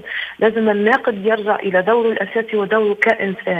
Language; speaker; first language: Arabic; native; Arabic